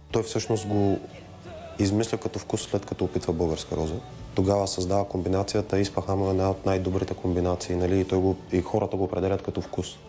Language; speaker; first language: Bulgarian; native; Bulgarian